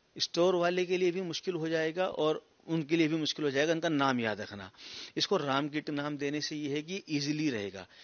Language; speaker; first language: Hindi; native; Hindi